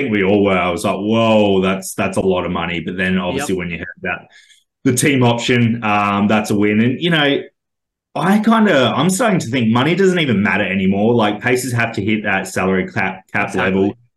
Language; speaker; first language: English; native; English